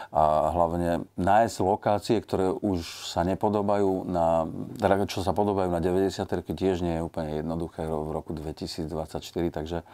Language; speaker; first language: Slovak; native; Slovak